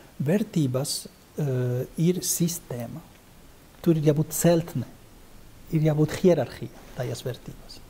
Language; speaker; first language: Latvian; non-native, fluent; Spanish